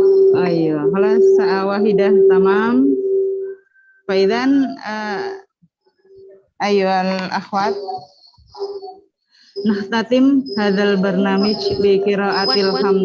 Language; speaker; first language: Arabic; non-native, learner; Indonesian